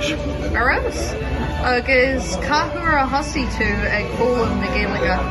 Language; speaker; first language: Irish; non-native, learner; English